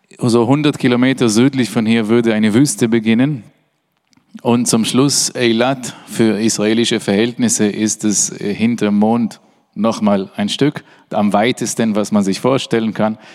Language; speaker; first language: German; non-native, fluent; Hebrew